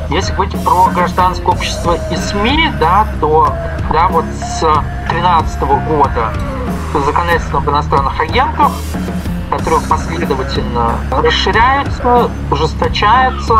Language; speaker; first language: Russian; native; Russian